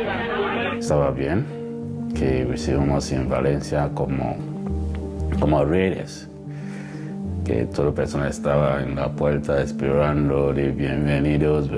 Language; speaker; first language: Spanish; non-native, learner; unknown